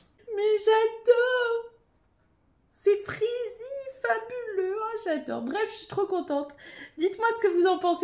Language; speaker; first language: French; native; French